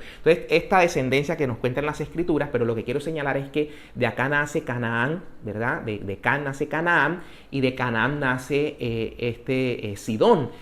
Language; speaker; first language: Spanish; native; Spanish